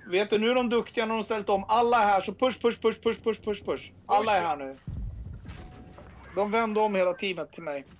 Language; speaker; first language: Swedish; native; Swedish